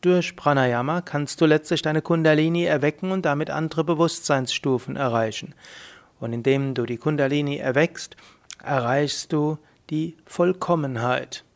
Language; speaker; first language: German; native; German